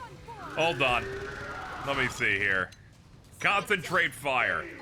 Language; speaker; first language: English; native; English